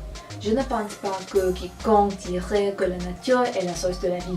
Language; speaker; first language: French; non-native, learner; English